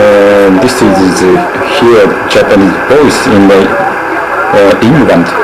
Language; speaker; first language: English; non-native, learner; Japanese